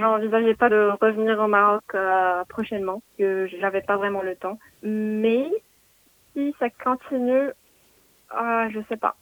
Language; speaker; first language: French; non-native, local second language; Arabic